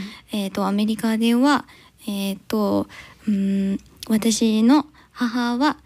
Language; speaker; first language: Japanese; non-native, learner; English